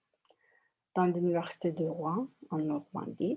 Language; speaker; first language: French; non-native, learner; Turkish